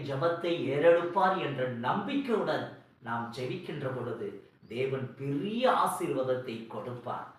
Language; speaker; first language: Tamil; native; Tamil